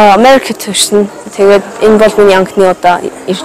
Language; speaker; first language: Mongolian; early bilingual, heritage; Mongolian